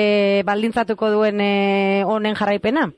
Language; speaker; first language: Basque; native; Basque